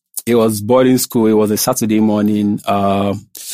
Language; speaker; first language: English; non-native, local second language; Igbo